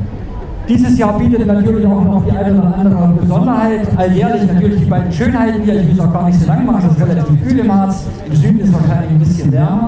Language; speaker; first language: German; native; German